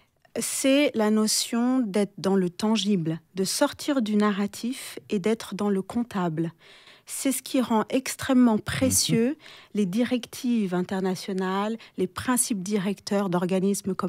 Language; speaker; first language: French; native; French